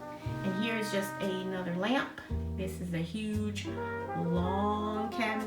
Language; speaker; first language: English; native; English